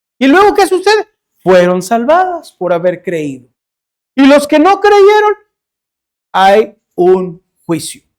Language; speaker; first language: Spanish; early bilingual, heritage; Spanish